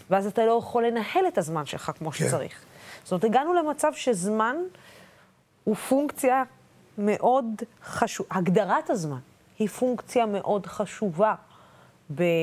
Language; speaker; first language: Hebrew; non-native, local second language; Arabic